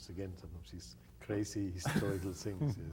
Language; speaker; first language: English; non-native, fluent; German